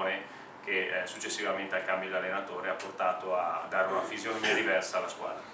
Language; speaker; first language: Italian; native; Italian